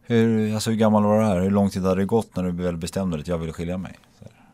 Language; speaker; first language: Swedish; native; Swedish